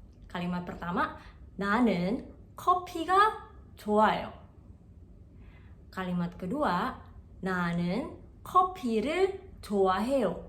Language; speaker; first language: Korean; non-native, fluent; Indonesian